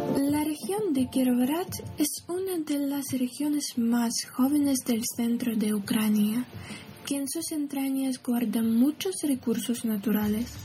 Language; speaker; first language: Spanish; non-native, fluent; Ukrainian